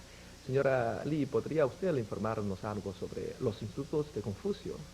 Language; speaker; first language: Spanish; non-native, fluent; Chinese